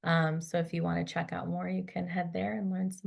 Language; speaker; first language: English; native; English